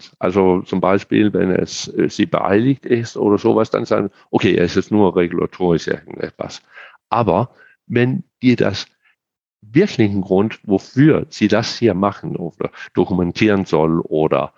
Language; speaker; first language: German; non-native, fluent; Danish